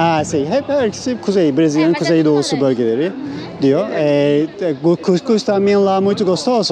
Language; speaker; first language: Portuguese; non-native, learner; Turkish